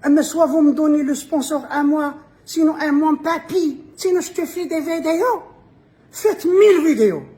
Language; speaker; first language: French; non-native, local second language; Arabic